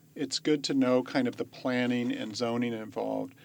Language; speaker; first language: English; native; English